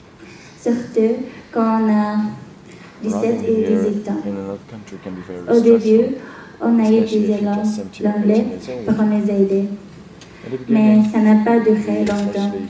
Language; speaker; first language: French; non-native, fluent; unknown